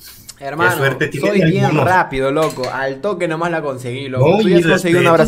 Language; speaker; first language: Spanish; native; Spanish